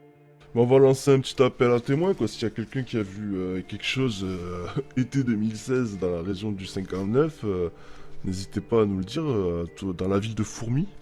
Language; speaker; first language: French; native; French